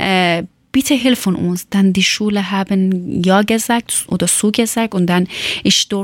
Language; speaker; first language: German; non-native, learner; Persian